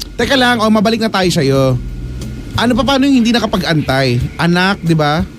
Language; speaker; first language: Filipino; native; Filipino